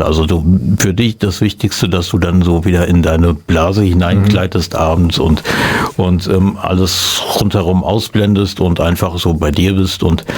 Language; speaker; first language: German; native; German